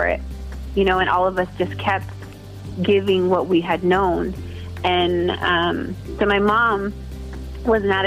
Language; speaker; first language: English; native; English